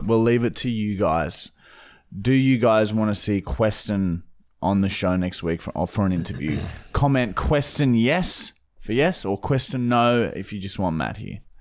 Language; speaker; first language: English; early bilingual, other home language; German